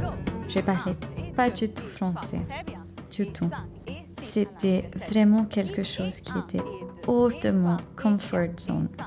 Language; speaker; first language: French; non-native, fluent; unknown